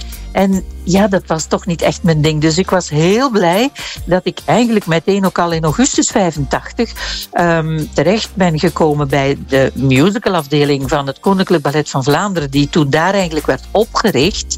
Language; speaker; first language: Dutch; native; Dutch